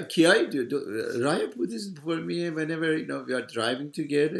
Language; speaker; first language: English; non-native, fluent; Persian